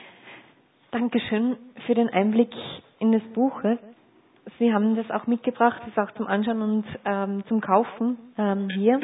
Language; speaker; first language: German; native; German